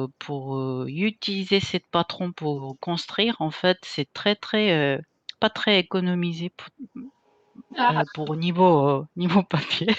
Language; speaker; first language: French; non-native, fluent; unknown